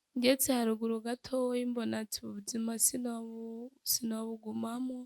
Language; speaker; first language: Rundi; native; Rundi